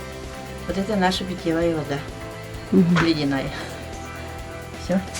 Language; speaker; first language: Russian; non-native, local second language; Yakut